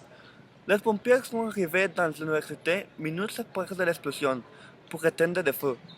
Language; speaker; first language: French; non-native, learner; Spanish